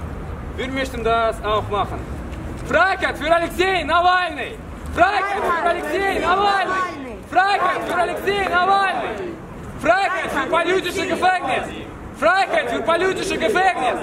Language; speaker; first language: German; non-native, learner; Russian